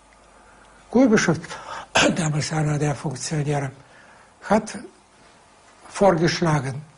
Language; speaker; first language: German; non-native, fluent; Russian